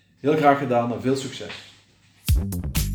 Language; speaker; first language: Dutch; native; Dutch